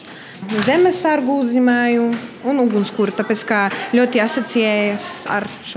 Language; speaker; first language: Latvian; non-native, local second language; Russian